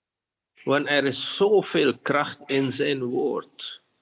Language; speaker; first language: Dutch; non-native, fluent; Indonesian